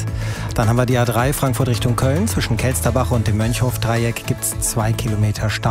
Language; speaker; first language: German; native; German